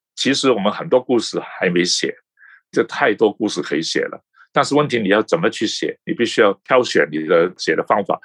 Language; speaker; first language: Chinese; non-native, local second language; Cantonese